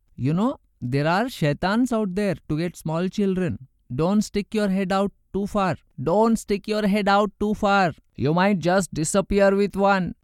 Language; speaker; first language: English; non-native, local second language; Urdu